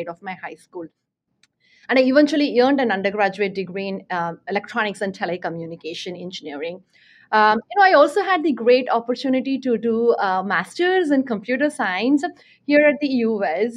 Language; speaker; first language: English; non-native, local second language; Tamil